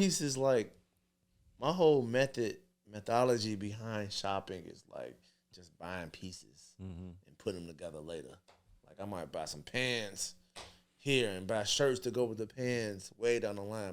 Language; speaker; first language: English; native; English